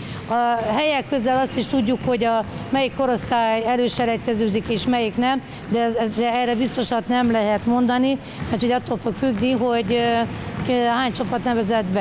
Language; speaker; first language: Hungarian; native; Hungarian